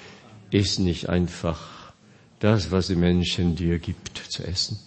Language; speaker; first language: German; non-native, fluent; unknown